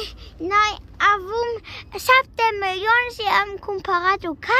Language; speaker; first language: Romanian; early bilingual, heritage; Romanian